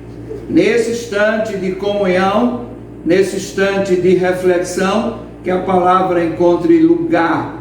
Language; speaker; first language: Portuguese; native; Portuguese